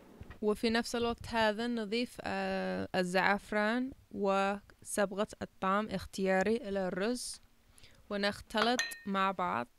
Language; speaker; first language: Arabic; non-native, learner; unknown